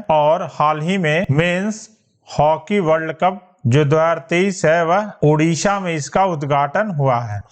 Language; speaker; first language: Hindi; native; Hindi